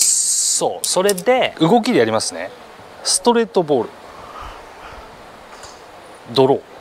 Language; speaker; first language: Japanese; native; Japanese